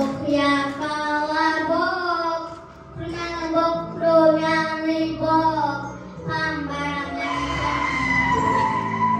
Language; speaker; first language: Russian; non-native, learner; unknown